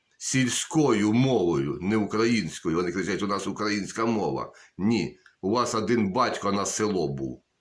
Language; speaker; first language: Ukrainian; non-native, local second language; Russian